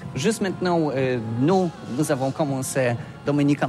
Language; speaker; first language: French; non-native, fluent; Polish